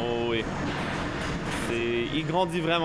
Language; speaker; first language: French; native; French